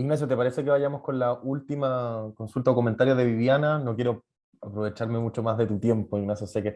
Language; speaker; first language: Spanish; native; Spanish